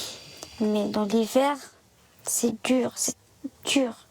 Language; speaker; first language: French; non-native, learner; Arabic